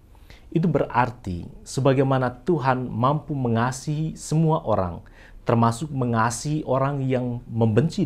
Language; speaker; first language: Indonesian; native; Indonesian